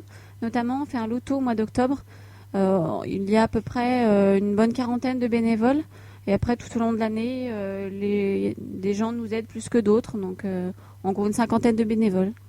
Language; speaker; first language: French; native; French